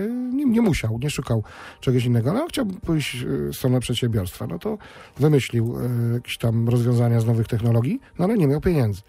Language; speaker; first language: Polish; native; Polish